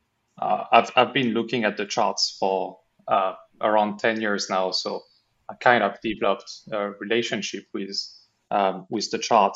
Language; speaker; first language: English; non-native, fluent; French